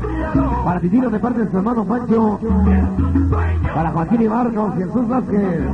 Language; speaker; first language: Spanish; native; Spanish